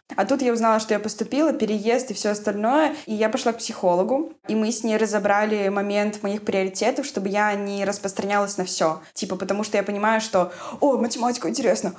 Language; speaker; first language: Russian; native; Russian